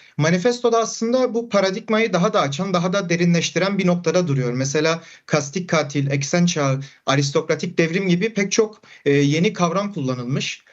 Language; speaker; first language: Turkish; non-native, local second language; Kurdish